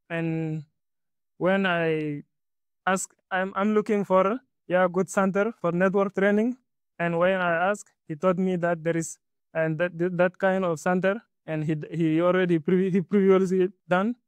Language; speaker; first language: English; non-native, learner; Arabic